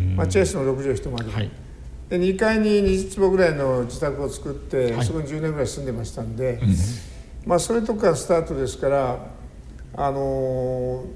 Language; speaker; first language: Japanese; native; Japanese